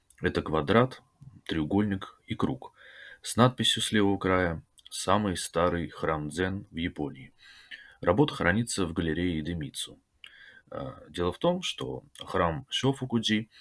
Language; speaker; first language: Russian; native; Russian